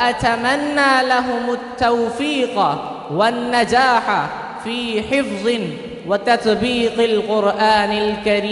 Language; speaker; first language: Arabic; non-native, learner; Urdu